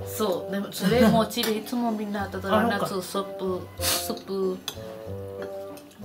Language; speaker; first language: Japanese; non-native, learner; Spanish